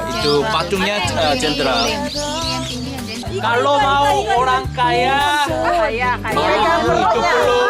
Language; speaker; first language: Indonesian; non-native, learner; Korean